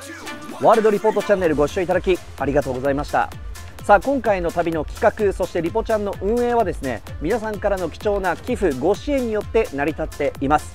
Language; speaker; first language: Japanese; native; Japanese